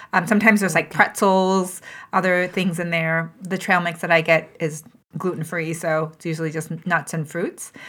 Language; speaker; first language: English; early bilingual, other home language; Japanese